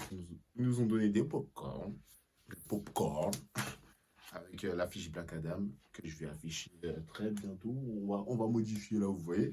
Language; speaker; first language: French; native; French